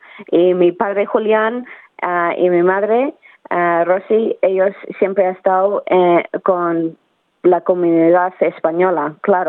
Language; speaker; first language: Spanish; early bilingual, heritage; Spanish